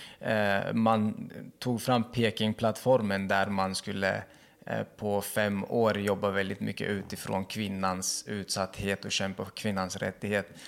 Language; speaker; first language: Swedish; early bilingual, other home language; Kurdish